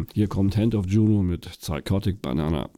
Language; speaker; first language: German; native; German